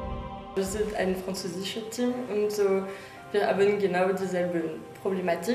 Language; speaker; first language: German; non-native, fluent; French